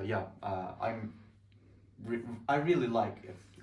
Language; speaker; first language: English; non-native, fluent; Turkish